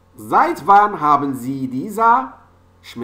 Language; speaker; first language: German; non-native, learner; French